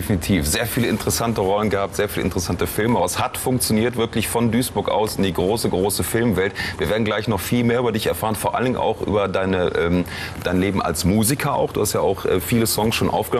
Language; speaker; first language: German; native; German